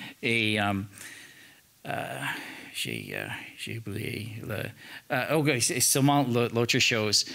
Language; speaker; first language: French; non-native, learner; English